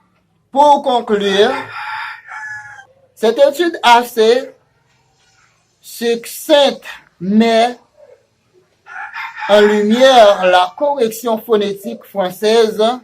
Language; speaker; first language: French; non-native, fluent; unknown